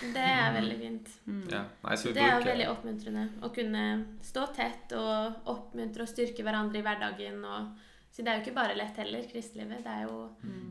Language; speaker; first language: Norwegian; native; Norwegian